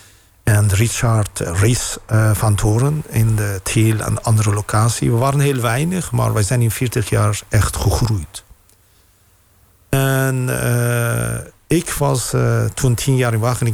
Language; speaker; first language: Dutch; non-native, fluent; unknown